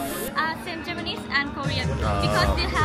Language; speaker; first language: English; non-native, learner; Thai